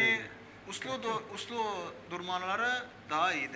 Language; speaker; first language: Turkish; early bilingual, heritage; Armenian